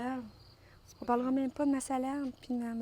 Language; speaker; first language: French; native; French